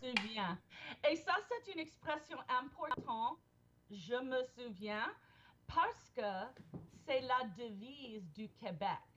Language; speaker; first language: French; non-native, fluent; English